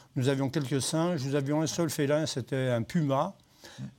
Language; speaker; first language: French; native; French